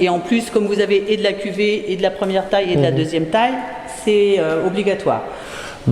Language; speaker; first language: French; native; French